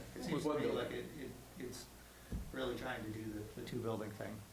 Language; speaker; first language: English; native; English